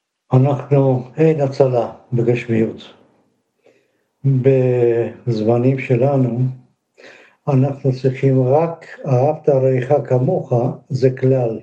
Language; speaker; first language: Hebrew; non-native, fluent; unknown